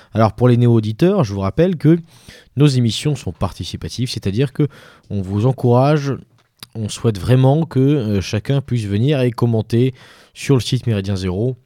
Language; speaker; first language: French; native; French